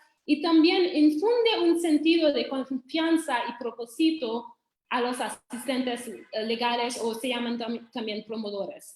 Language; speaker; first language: Spanish; non-native, fluent; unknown